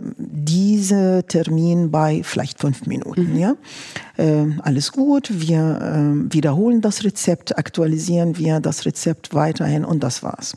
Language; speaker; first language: German; non-native, fluent; Arabic